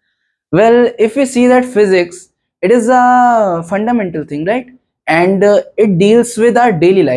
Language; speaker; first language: English; non-native, local second language; Hindi